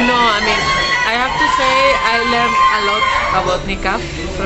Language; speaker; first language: English; non-native, fluent; Spanish